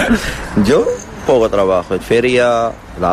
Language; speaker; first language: Spanish; non-native, learner; Arabic